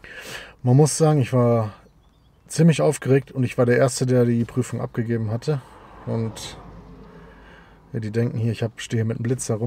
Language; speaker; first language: German; native; German